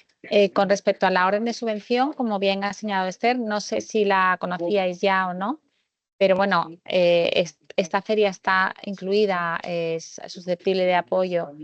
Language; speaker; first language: Spanish; native; Spanish